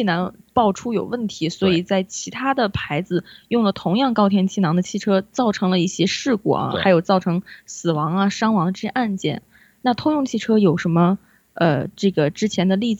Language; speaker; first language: Chinese; native; Chinese